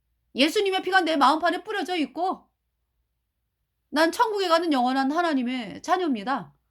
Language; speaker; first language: Korean; native; Korean